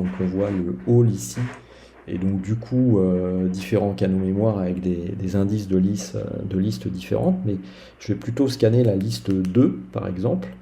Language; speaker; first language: French; native; French